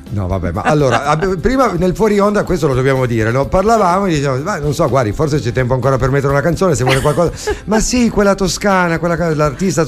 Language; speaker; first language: Italian; native; Italian